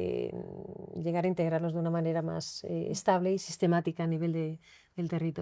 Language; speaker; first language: Spanish; native; Spanish